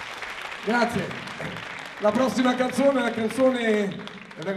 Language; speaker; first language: Italian; native; Italian